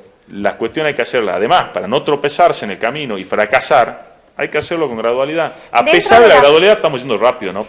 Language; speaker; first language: Spanish; native; Spanish